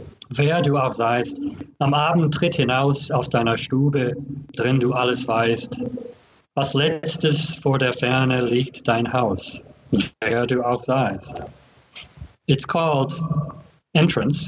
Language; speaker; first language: German; non-native, fluent; English